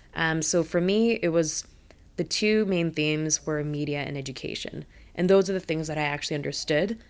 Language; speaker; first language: English; native; English